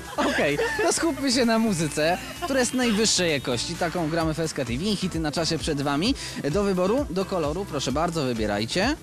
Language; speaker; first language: Polish; native; Polish